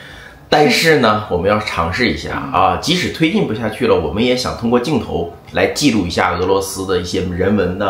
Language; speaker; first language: Chinese; native; Chinese